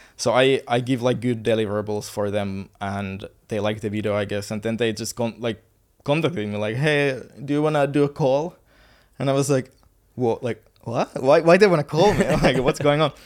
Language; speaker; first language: English; non-native, fluent; Finnish